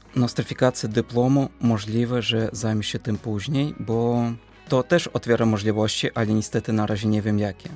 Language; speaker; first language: Polish; non-native, fluent; Russian